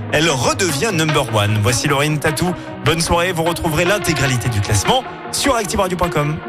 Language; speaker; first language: French; native; French